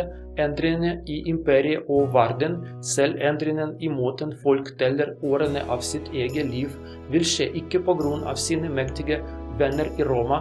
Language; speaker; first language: Norwegian; non-native, learner; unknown